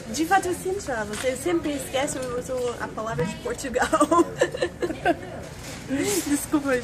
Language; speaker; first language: Portuguese; non-native, fluent; English